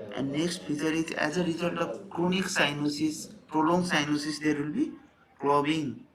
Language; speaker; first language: English; non-native, local second language; Nepali